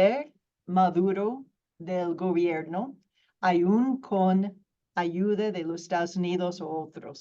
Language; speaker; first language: Spanish; non-native, fluent; English